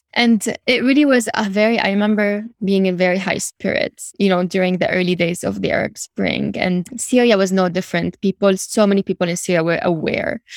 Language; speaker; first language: English; non-native, fluent; Arabic